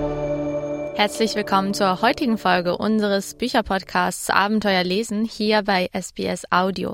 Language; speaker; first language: German; native; German